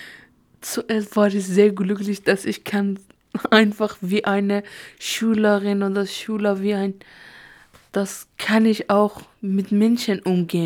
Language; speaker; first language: German; non-native, learner; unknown